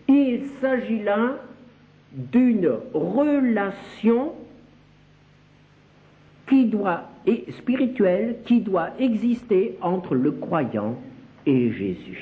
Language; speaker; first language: French; native; French